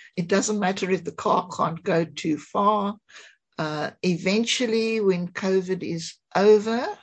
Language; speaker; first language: English; native; English